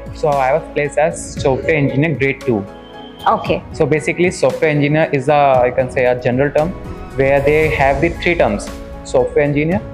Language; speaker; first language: English; non-native, local second language; Hindi